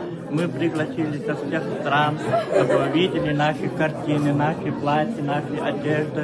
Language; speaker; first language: Russian; non-native, local second language; Ingush